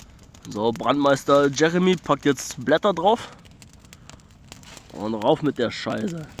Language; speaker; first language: German; native; German